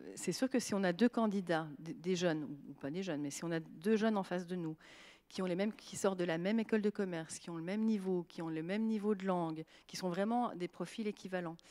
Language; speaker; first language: French; native; French